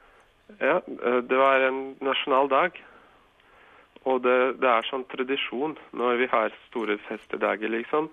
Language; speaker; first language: Norwegian; non-native, fluent; Russian